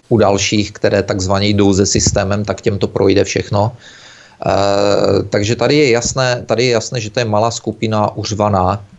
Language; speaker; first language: Czech; native; Czech